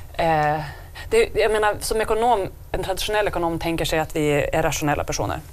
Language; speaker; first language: Swedish; native; Swedish